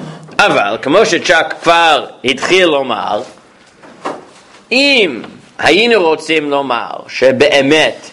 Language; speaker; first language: Hebrew; non-native, fluent; English